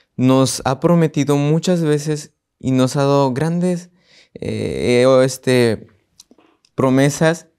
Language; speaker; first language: Spanish; native; Spanish